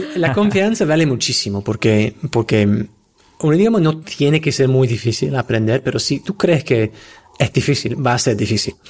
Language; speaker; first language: Spanish; non-native, fluent; English